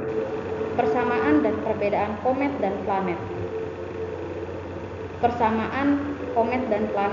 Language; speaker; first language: Indonesian; native; Indonesian